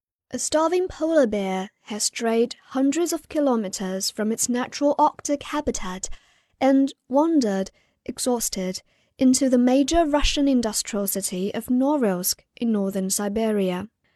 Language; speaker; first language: English; non-native, fluent; Chinese